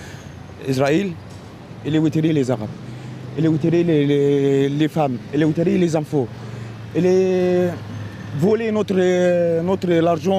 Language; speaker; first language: French; non-native, learner; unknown